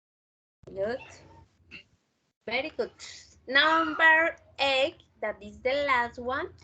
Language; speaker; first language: English; non-native, fluent; Spanish